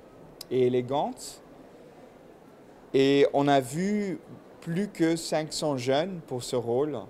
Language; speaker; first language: French; non-native, local second language; Dutch